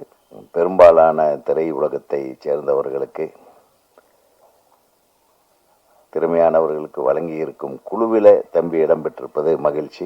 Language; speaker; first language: Tamil; native; Tamil